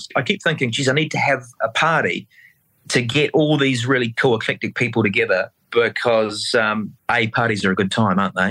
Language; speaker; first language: English; native; English